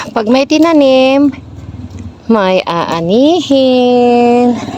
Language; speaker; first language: Filipino; non-native, local second language; Bikol